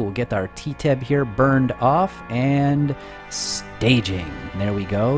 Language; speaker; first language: English; native; English